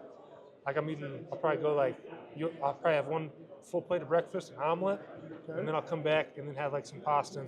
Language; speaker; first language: English; native; English